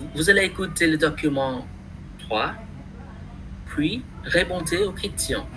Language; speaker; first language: French; non-native, fluent; Vietnamese